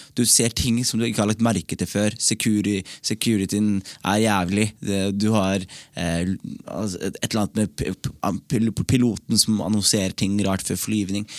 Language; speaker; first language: Norwegian; early bilingual, other home language; Somali